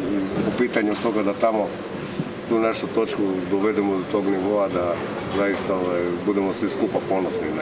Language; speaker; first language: Croatian; native; Croatian